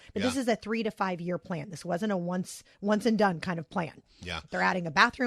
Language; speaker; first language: English; native; English